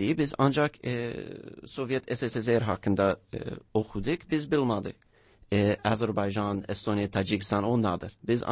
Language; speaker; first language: Turkish; non-native, learner; English